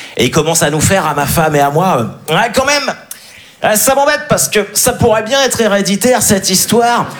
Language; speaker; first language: French; native; French